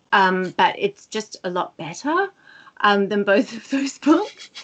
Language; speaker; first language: English; native; English